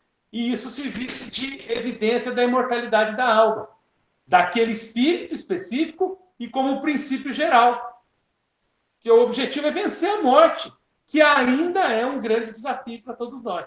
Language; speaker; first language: Portuguese; native; Portuguese